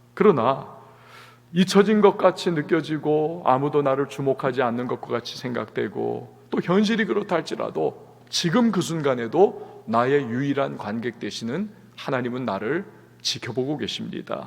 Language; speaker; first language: Korean; native; Korean